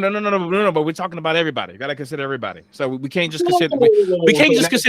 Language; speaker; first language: English; native; English